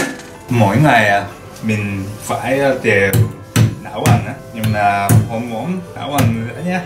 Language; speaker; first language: Vietnamese; non-native, learner; Japanese